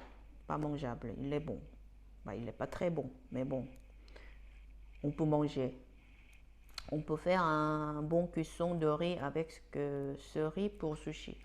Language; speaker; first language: French; non-native, fluent; Korean